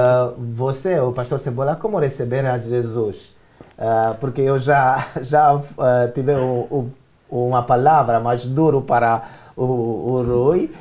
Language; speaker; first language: Portuguese; non-native, learner; Romanian